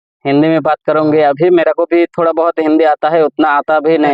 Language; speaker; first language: Hindi; non-native, learner; Bangla